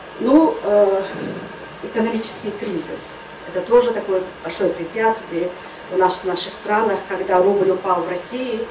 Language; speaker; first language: Russian; non-native, fluent; Mongolian